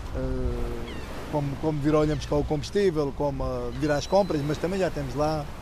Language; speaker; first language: Portuguese; native; Portuguese